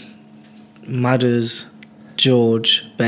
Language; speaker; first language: English; native; English